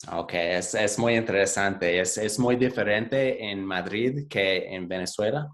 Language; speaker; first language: Spanish; non-native, fluent; English